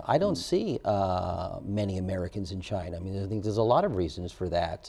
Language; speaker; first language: English; native; English